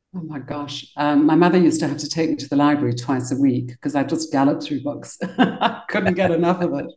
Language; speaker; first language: English; native; English